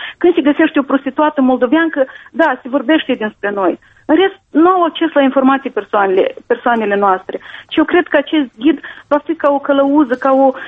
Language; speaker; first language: Romanian; native; Romanian